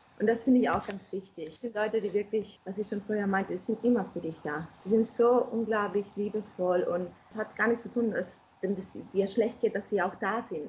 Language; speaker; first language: German; non-native, fluent; Spanish